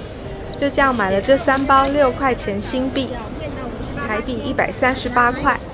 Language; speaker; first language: Chinese; native; Chinese